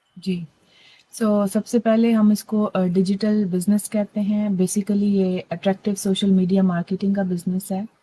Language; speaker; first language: Urdu; native; Urdu